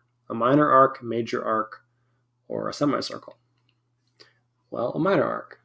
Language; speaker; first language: English; native; English